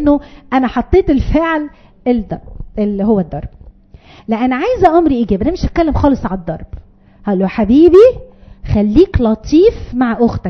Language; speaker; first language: Arabic; native; Arabic